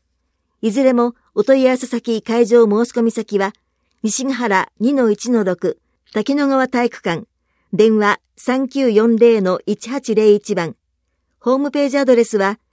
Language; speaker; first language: Japanese; native; Japanese